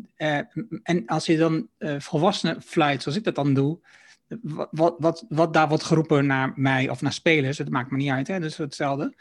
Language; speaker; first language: Dutch; native; Dutch